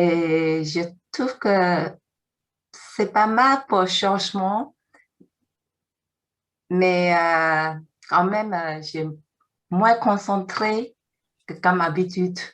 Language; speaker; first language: French; non-native, learner; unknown